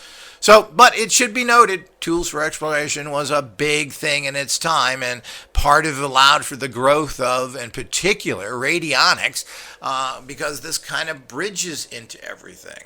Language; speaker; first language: English; native; English